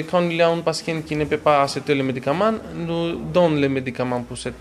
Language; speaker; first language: French; non-native, learner; Greek